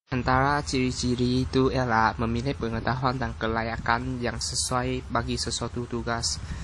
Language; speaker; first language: Malay; non-native, local second language; Chinese